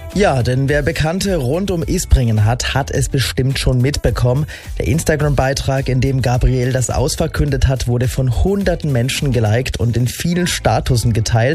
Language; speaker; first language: German; native; German